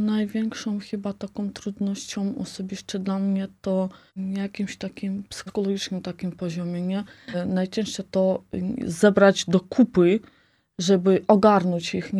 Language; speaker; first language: Polish; non-native, fluent; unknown